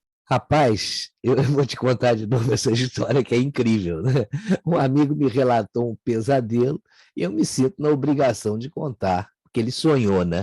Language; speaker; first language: Portuguese; native; Portuguese